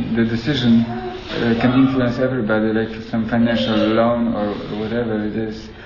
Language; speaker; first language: English; non-native, fluent; Polish